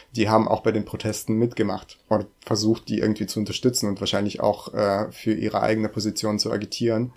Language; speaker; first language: German; early bilingual, other home language; Russian